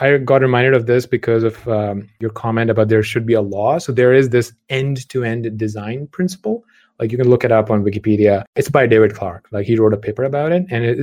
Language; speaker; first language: English; non-native, local second language; Punjabi